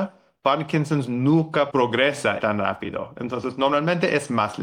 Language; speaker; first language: Spanish; non-native, learner; English